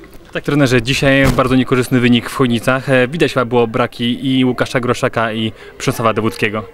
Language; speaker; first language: Polish; native; Polish